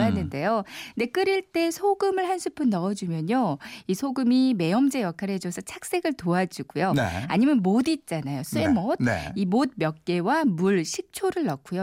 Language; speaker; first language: Korean; native; Korean